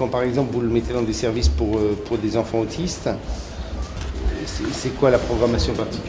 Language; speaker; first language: French; native; French